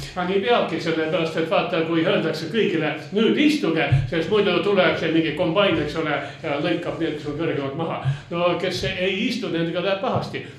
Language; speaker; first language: Estonian; non-native, local second language; Russian